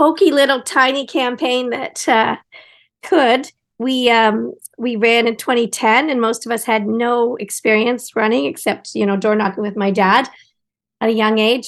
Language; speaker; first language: English; native; English